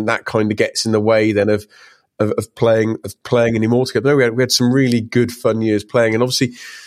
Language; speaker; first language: English; native; English